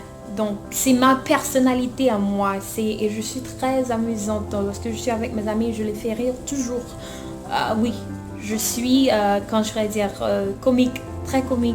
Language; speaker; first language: French; non-native, local second language; Haitian Creole